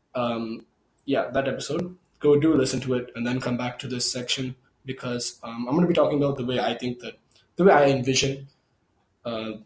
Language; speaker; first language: English; non-native, local second language; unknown